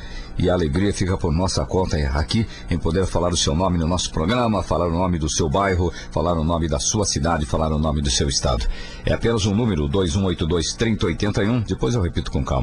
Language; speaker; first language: Portuguese; native; Portuguese